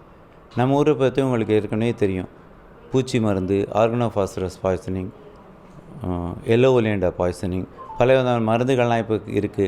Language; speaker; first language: Tamil; native; Tamil